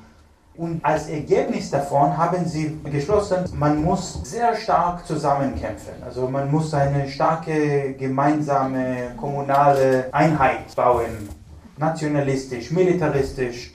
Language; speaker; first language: German; non-native, fluent; Hebrew